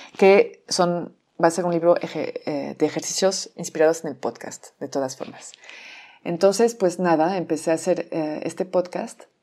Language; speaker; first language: Spanish; non-native, fluent; French